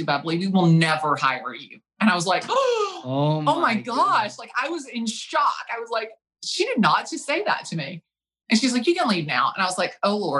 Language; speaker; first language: English; native; English